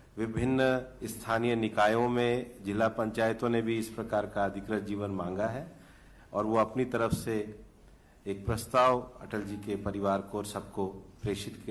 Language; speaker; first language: Hindi; native; Hindi